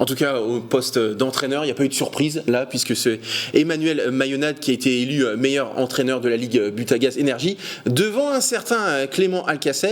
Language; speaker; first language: French; native; French